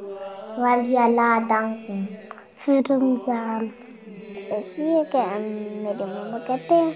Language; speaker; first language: German; early bilingual, other home language; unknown